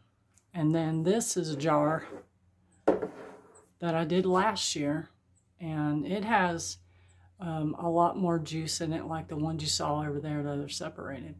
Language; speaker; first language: English; native; English